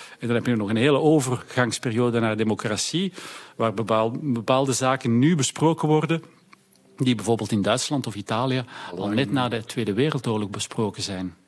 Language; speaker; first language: Dutch; native; Dutch